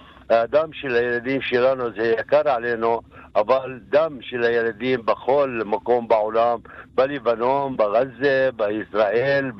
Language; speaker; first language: Hebrew; non-native, local second language; Arabic